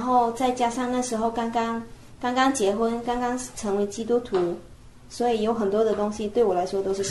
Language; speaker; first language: Chinese; native; Chinese